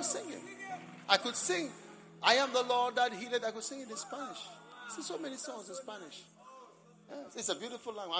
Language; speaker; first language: English; non-native, local second language; Akan